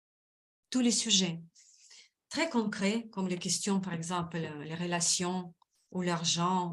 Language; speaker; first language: French; non-native, fluent; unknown